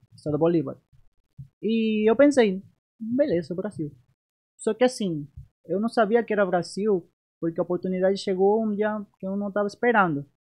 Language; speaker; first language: Portuguese; non-native, fluent; Spanish